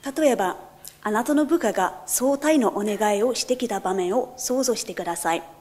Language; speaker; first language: Japanese; non-native, fluent; English